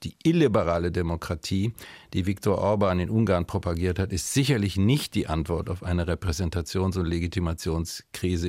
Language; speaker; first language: German; native; German